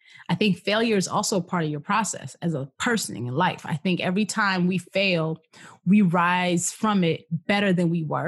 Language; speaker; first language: English; non-native, local second language; Yoruba